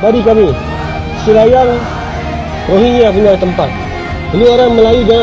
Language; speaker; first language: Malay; non-native, fluent; Rohingya